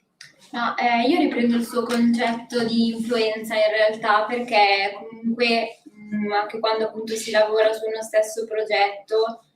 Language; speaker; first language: Italian; native; Italian